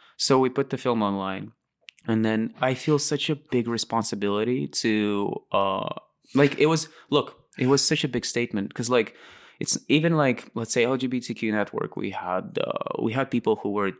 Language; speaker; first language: English; non-native, fluent; Latvian